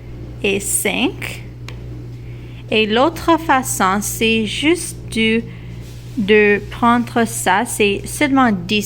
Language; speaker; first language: French; non-native, local second language; English